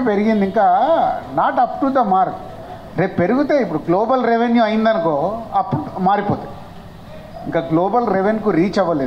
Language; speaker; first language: Telugu; native; Telugu